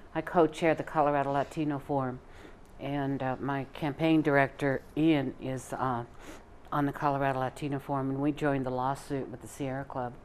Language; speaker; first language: English; native; English